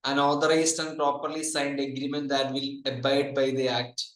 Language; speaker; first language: English; non-native, local second language; Malayalam